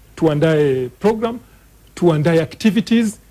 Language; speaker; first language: English; non-native, local second language; Swahili